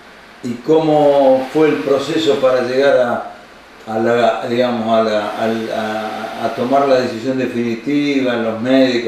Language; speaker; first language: Spanish; native; Spanish